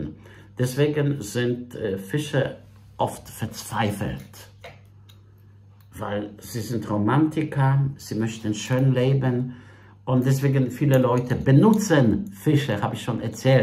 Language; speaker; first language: German; non-native, fluent; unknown